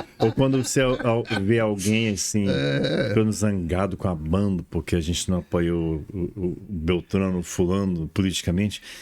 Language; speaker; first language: Portuguese; early bilingual, other home language; English